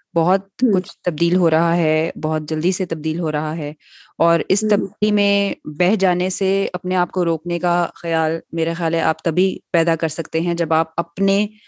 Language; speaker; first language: Urdu; native; Urdu